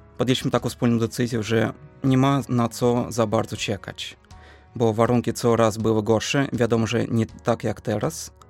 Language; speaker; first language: Polish; non-native, fluent; Russian